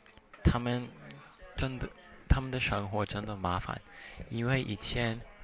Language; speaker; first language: Chinese; non-native, fluent; English